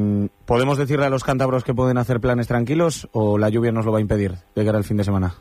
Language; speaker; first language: Spanish; native; Spanish